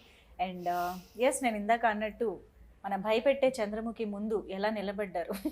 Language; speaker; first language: Telugu; native; Telugu